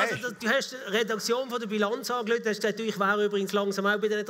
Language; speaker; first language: German; native; German